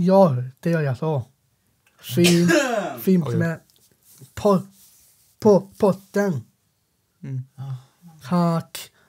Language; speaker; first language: Swedish; non-native, learner; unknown